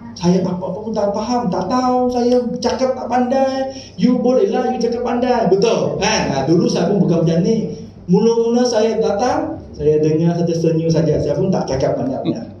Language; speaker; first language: Malay; non-native, local second language; Chinese